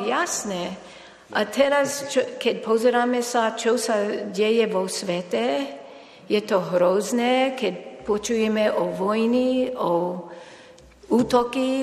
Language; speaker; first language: Slovak; non-native, fluent; English